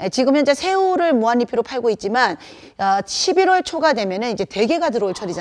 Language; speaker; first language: Korean; native; Korean